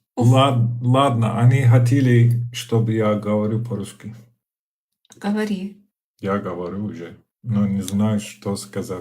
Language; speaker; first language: Russian; non-native, learner; Turkish